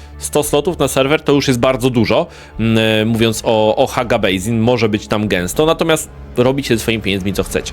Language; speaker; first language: Polish; native; Polish